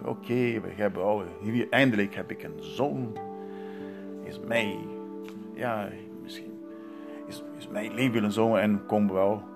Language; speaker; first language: Dutch; non-native, learner; Portuguese